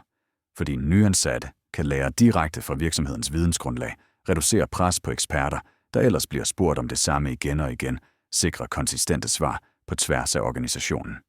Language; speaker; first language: Danish; native; Danish